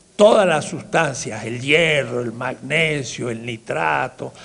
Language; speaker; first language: Spanish; native; Spanish